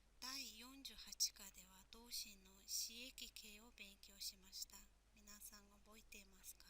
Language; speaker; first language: Japanese; non-native, fluent; Mongolian